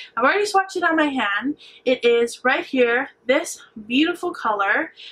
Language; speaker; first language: English; native; English